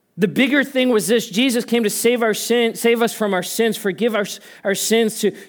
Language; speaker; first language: English; native; English